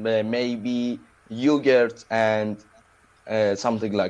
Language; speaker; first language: English; non-native, learner; Persian